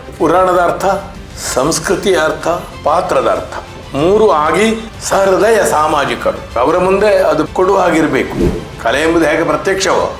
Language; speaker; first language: Kannada; native; Kannada